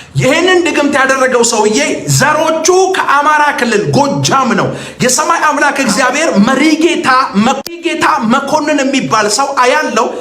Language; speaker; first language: Amharic; native; Amharic